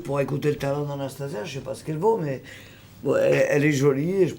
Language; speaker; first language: French; native; French